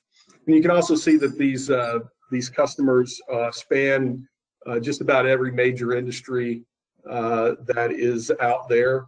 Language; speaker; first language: English; native; English